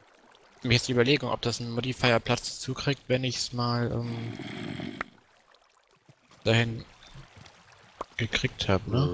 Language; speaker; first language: German; native; German